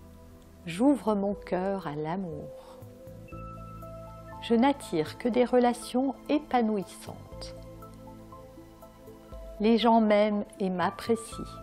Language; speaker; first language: French; native; French